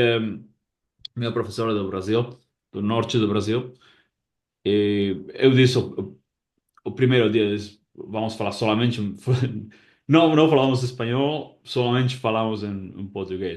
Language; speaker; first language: Portuguese; non-native, fluent; Basque